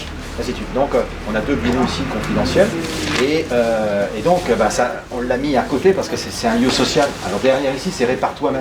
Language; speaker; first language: French; native; French